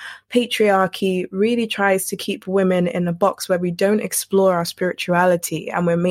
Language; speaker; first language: English; native; English